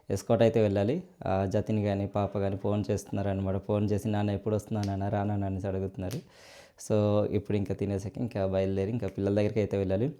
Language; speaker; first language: Telugu; non-native, local second language; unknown